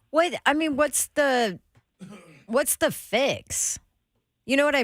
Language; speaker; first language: English; native; English